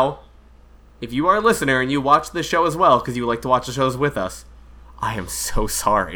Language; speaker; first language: English; native; English